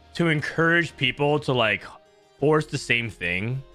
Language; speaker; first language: English; native; English